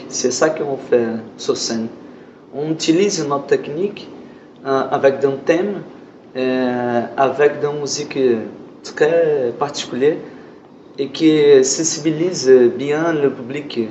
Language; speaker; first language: French; non-native, learner; Portuguese